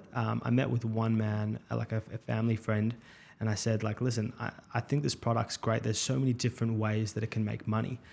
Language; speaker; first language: English; native; English